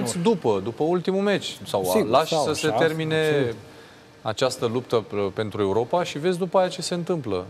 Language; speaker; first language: Romanian; native; Romanian